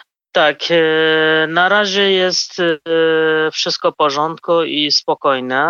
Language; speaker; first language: Polish; non-native, fluent; Kurdish